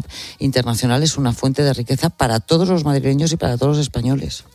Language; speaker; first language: Spanish; native; Spanish